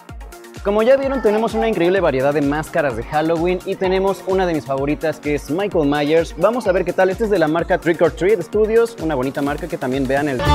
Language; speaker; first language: Spanish; native; Spanish